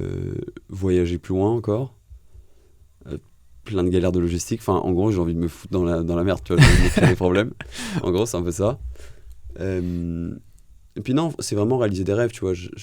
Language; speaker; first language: French; native; French